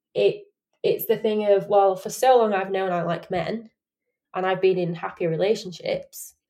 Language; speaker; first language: English; native; English